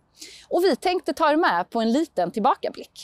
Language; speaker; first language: Swedish; native; Swedish